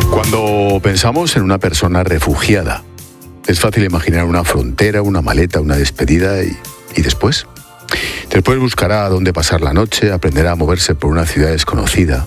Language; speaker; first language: Spanish; native; Spanish